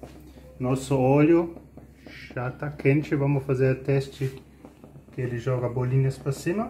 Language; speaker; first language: Portuguese; non-native, fluent; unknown